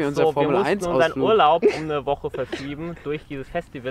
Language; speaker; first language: German; native; German